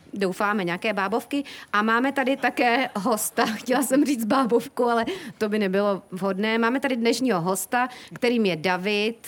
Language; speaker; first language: Czech; native; Czech